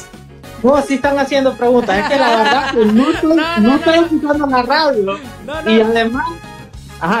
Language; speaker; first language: Spanish; native; Spanish